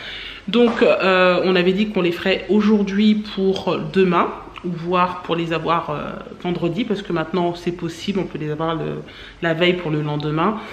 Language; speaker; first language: French; native; French